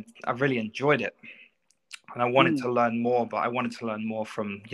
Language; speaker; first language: English; native; English